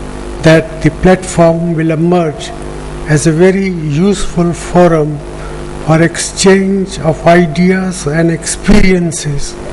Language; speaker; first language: English; non-native, local second language; Punjabi